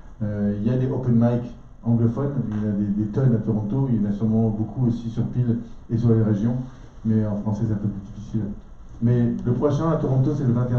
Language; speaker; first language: French; native; French